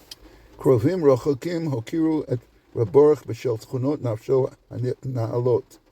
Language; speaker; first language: Hebrew; non-native, fluent; English